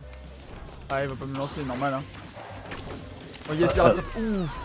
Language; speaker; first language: French; native; French